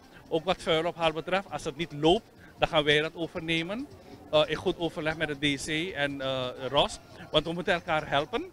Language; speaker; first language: Dutch; native; Dutch